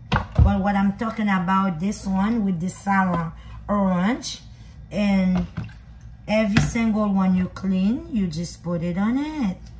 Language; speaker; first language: English; non-native, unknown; Haitian Creole